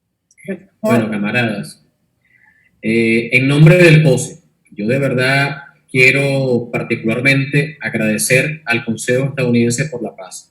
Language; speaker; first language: Spanish; native; Spanish